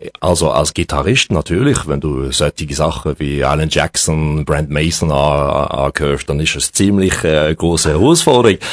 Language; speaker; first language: German; non-native, local second language; French